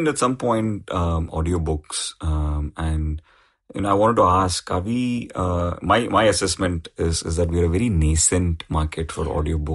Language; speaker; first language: English; non-native, local second language; Tamil